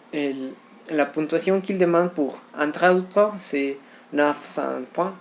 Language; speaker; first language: French; non-native, fluent; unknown